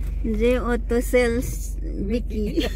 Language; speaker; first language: Hebrew; non-native, learner; Nepali